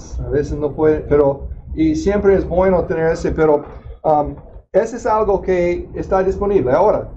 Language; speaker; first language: Spanish; non-native, fluent; English